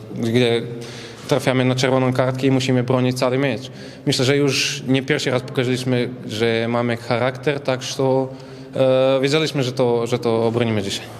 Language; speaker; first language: Polish; non-native, learner; Serbian